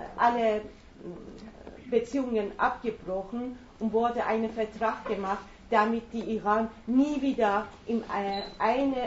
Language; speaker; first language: German; non-native, fluent; Persian